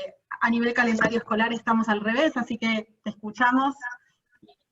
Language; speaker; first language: Spanish; native; Spanish